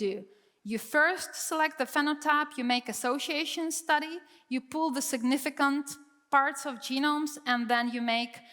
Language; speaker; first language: English; non-native, fluent; Czech